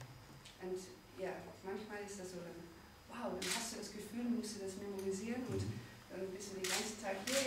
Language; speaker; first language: German; non-native, fluent; Dutch